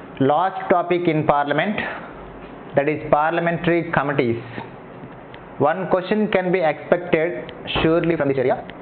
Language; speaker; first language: English; non-native, local second language; Telugu